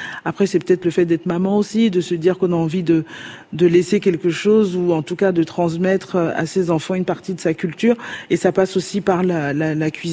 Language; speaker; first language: French; non-native, local second language; Fon